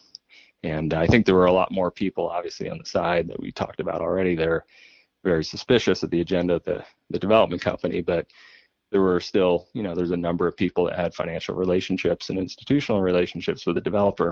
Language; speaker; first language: English; native; English